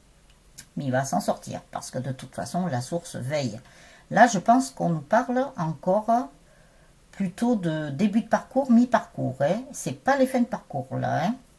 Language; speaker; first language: French; native; French